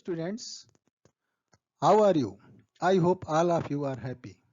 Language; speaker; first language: English; non-native, local second language; Hindi